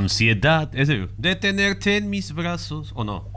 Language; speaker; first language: Spanish; native; Spanish